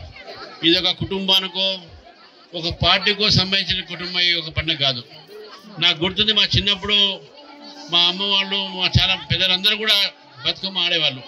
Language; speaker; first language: Telugu; native; Telugu